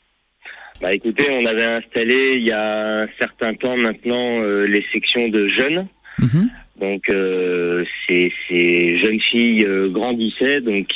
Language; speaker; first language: French; native; French